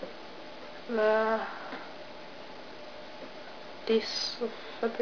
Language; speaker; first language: French; non-native, learner; English